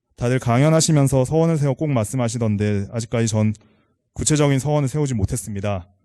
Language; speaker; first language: Korean; native; Korean